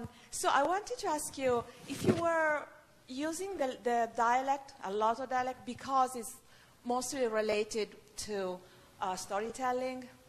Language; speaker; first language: English; non-native, fluent; Italian